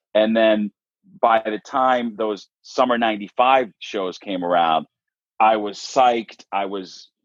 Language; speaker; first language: English; native; English